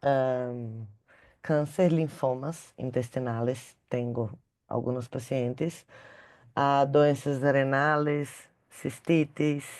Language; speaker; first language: Spanish; non-native, learner; Portuguese